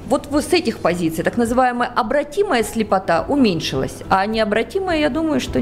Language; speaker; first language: Russian; native; Russian